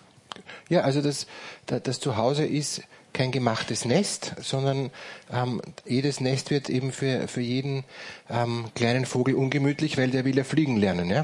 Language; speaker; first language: German; native; German